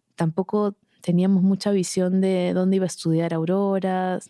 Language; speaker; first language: Spanish; native; Spanish